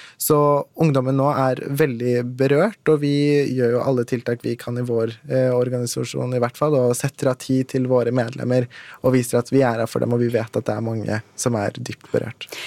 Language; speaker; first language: Norwegian; early bilingual, other home language; Persian